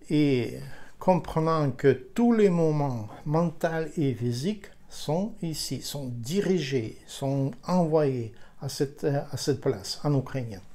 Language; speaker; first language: French; non-native, fluent; Ukrainian